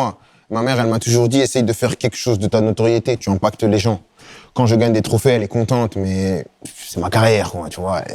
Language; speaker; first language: French; native; French